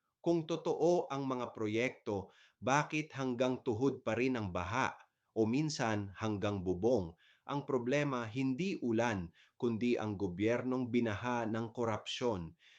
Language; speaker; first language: Filipino; native; Filipino